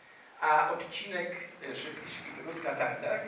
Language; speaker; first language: Polish; native; Polish